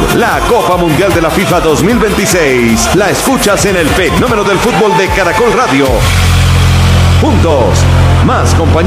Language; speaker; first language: Spanish; native; Spanish